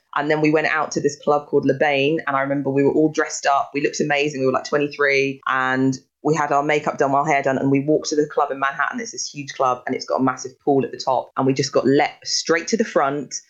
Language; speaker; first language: English; native; English